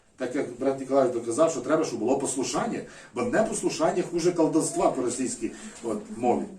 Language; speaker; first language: Ukrainian; non-native, local second language; Russian